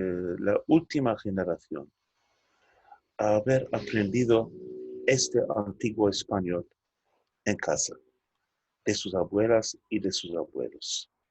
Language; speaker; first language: Spanish; non-native, fluent; Turkish